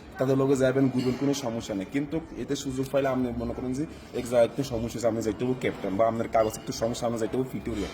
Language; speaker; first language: Bangla; non-native, learner; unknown